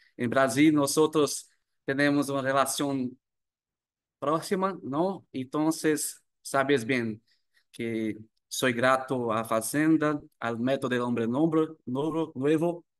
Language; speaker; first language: Spanish; non-native, learner; Portuguese